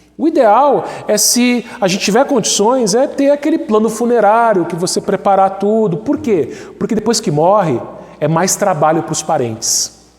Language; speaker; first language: Portuguese; native; Portuguese